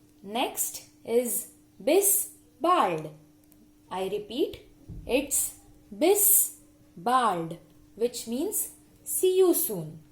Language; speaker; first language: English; non-native, local second language; Hindi